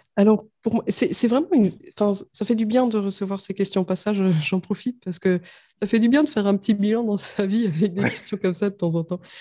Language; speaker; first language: French; native; French